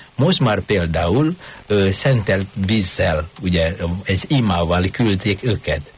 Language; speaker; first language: Hungarian; non-native, fluent; Indonesian